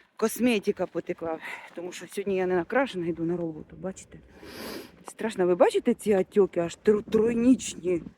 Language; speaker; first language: Ukrainian; non-native, local second language; Russian